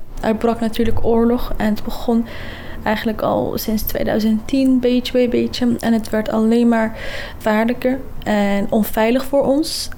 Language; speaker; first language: Dutch; early bilingual, other home language; Kurdish